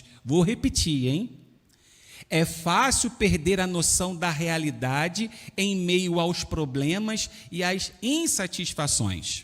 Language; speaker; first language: Portuguese; native; Portuguese